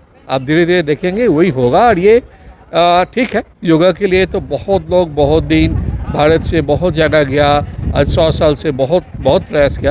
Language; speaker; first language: Hindi; non-native, local second language; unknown